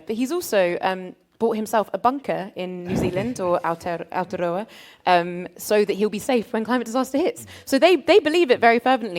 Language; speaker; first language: English; native; English